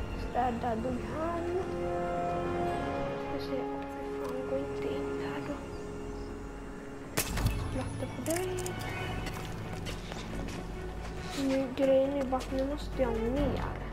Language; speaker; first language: Swedish; native; Swedish